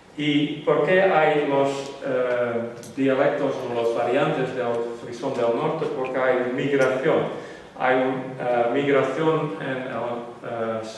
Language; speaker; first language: Spanish; non-native, learner; Western Frisian